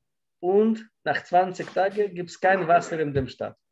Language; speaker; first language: German; non-native, learner; Russian